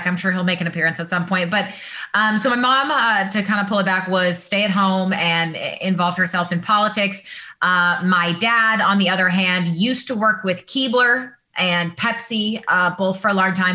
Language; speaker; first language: English; native; English